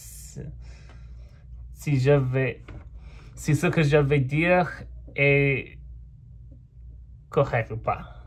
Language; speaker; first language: French; non-native, fluent; English